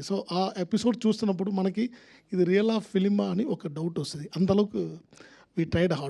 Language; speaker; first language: Telugu; non-native, fluent; Tamil